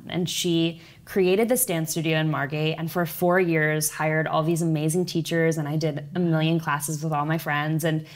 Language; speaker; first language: English; native; English